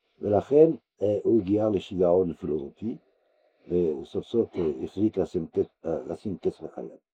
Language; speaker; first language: Hebrew; non-native, fluent; French